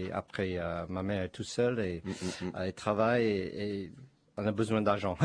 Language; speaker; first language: French; non-native, learner; Chinese